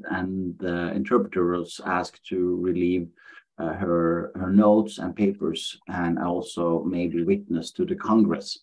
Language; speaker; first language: English; non-native, fluent; Norwegian